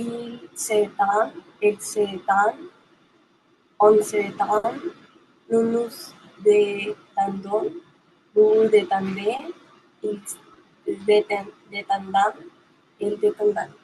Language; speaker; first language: French; non-native, learner; Spanish